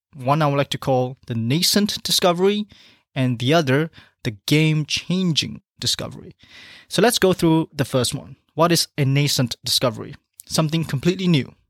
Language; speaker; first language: English; non-native, local second language; Chinese